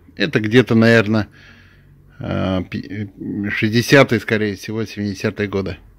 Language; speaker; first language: Russian; non-native, local second language; Tatar